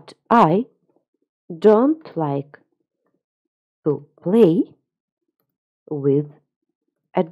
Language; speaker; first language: English; non-native, fluent; Russian